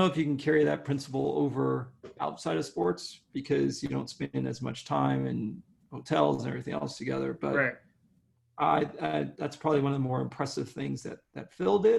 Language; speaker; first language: English; native; English